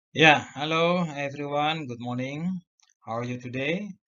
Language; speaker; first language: English; non-native, fluent; Indonesian